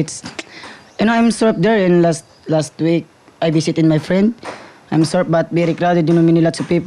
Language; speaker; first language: English; non-native, local second language; Surigaonon